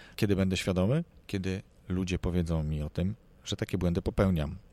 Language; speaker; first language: Polish; native; Polish